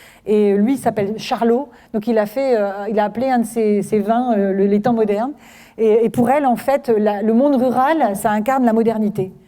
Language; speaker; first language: French; native; French